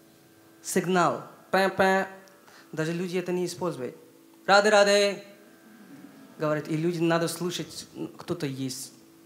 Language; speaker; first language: Russian; non-native, learner; Hindi